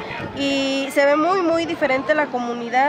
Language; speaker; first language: Spanish; native; Spanish